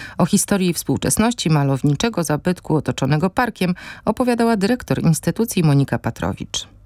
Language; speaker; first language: Polish; native; Polish